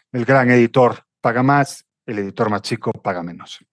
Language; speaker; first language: Spanish; native; Spanish